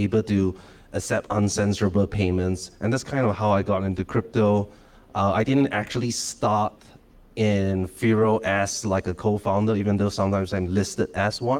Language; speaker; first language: English; non-native, local second language; Cantonese